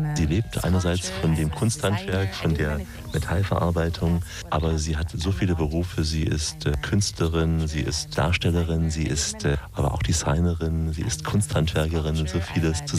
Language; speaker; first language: German; native; German